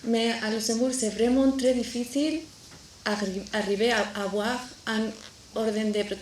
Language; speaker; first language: French; non-native, learner; Spanish